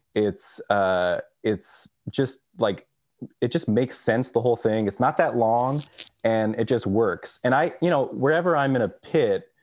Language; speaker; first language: English; native; English